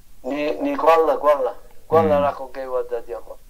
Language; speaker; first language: Chinese; non-native, learner; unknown